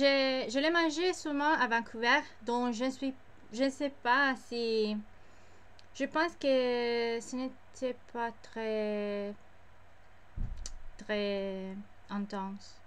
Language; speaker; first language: French; non-native, learner; English